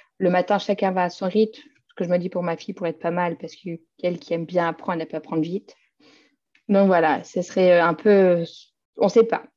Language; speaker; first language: French; native; French